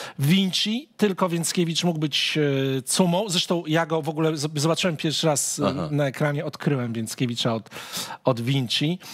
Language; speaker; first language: Polish; native; Polish